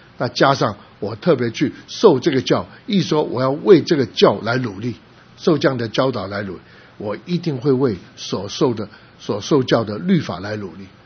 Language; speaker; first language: Chinese; early bilingual, other home language; Cantonese